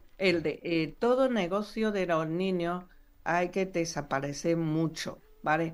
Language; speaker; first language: Spanish; non-native, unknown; Chinese